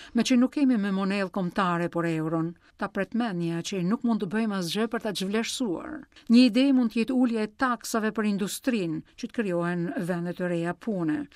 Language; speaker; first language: Albanian; non-native, fluent; Greek